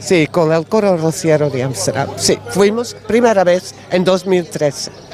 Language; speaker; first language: Spanish; non-native, learner; Dutch